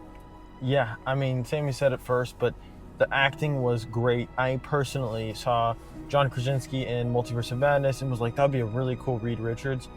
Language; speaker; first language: English; native; English